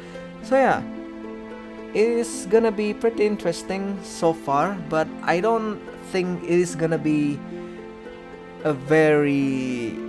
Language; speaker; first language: English; non-native, fluent; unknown